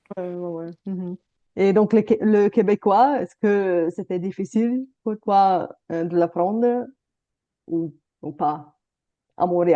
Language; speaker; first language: French; non-native, fluent; Bulgarian